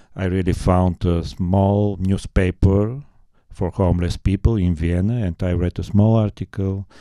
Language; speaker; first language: English; non-native, fluent; Bulgarian